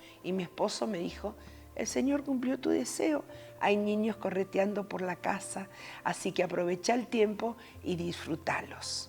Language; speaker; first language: Spanish; native; Spanish